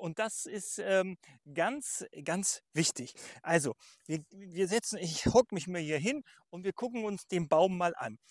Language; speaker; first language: German; native; German